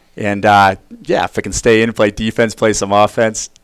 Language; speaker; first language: English; native; English